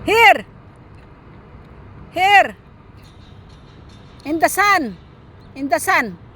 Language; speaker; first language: English; non-native, learner; Filipino